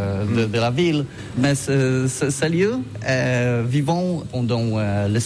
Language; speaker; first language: French; non-native, learner; Polish